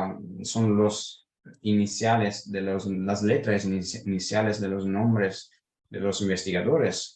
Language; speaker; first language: Spanish; non-native, fluent; Italian